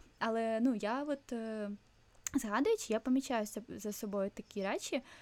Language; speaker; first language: Ukrainian; non-native, local second language; Russian